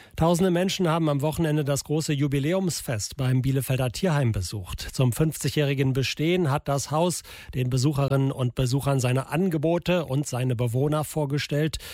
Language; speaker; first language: German; native; German